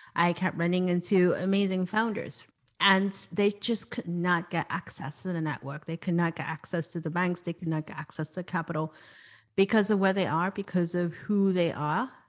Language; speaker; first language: English; non-native, local second language; Cantonese